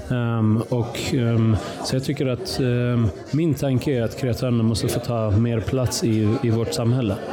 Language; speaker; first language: Swedish; early bilingual, other home language; Persian